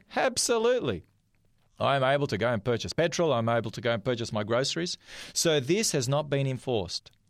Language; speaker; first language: English; non-native, fluent; Macedonian